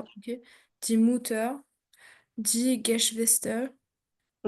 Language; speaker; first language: German; non-native, learner; French